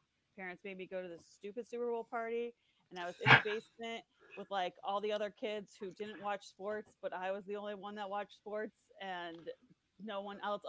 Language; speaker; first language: English; native; English